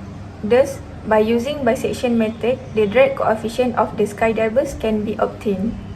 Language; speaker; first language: English; non-native, local second language; Malay